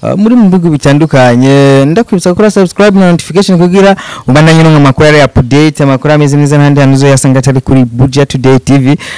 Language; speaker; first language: Rundi; native; Rundi